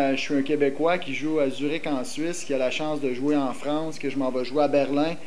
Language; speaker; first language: French; native; French